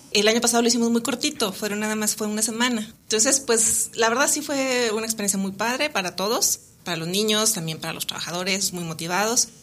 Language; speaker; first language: Spanish; native; Spanish